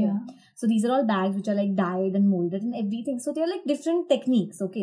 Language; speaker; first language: English; non-native, local second language; Gujarati